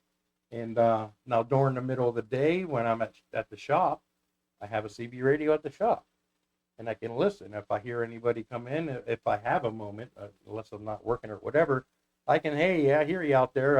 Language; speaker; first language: English; native; English